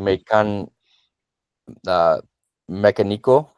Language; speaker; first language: Spanish; non-native, learner; English